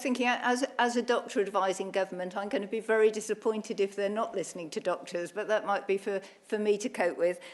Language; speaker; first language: English; native; English